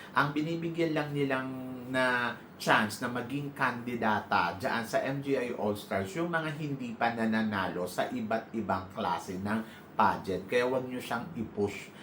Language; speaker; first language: Filipino; native; Filipino